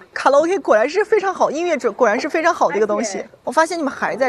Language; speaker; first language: Chinese; native; Chinese